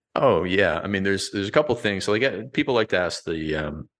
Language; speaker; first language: English; native; English